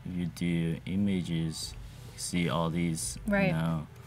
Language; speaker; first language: English; non-native, local second language; Cantonese